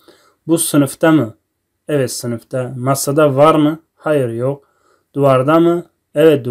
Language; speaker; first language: Turkish; non-native, learner; Tajik